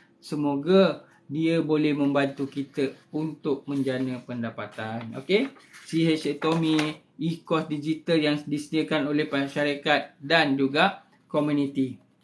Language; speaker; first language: Malay; native; Malay